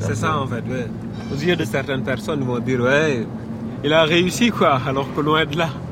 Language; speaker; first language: French; non-native, local second language; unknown